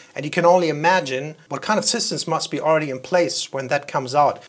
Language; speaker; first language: English; non-native, fluent; German